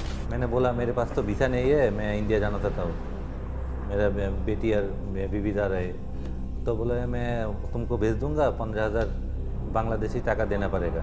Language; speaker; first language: Hindi; non-native, learner; Bangla